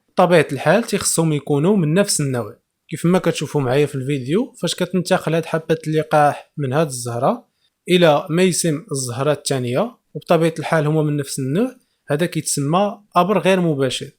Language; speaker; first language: Arabic; native; Arabic